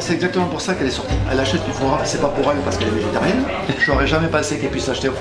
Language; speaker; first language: French; native; French